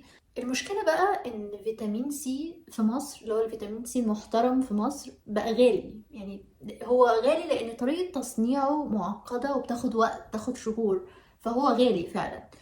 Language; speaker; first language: Arabic; native; Arabic